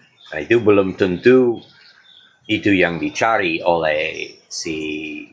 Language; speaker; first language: Indonesian; non-native, fluent; English